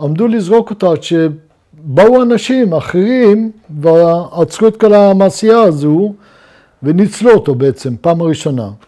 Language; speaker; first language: Hebrew; non-native, fluent; Luxembourgish